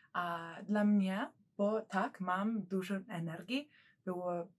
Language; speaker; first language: Polish; early bilingual, other home language; English